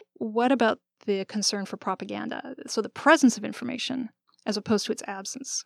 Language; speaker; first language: English; native; English